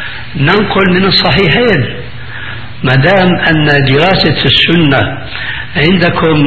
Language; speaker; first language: Arabic; native; Arabic